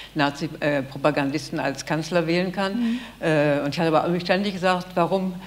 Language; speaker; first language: German; native; German